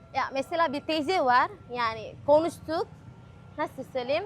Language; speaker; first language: Turkish; non-native, fluent; Indonesian